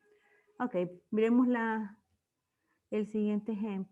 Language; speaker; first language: Spanish; native; Spanish